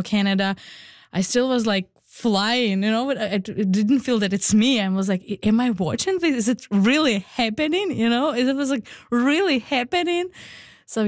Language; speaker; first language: English; non-native, learner; Ukrainian